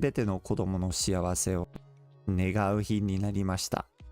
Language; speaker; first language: Japanese; non-native, fluent; English